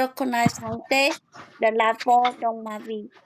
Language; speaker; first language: French; non-native, learner; English